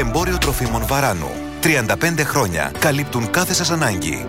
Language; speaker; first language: Greek; native; Greek